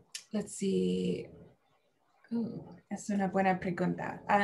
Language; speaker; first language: Spanish; non-native, learner; English